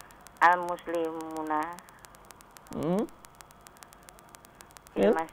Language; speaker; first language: Arabic; non-native, learner; Indonesian